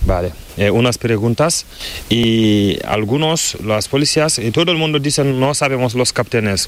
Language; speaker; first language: Spanish; non-native, learner; Fula